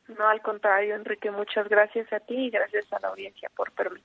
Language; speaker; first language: Spanish; native; Spanish